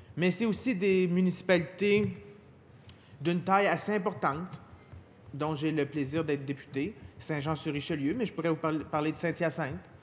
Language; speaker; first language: French; native; French